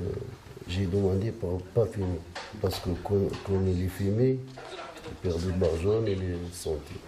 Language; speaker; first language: French; non-native, learner; Arabic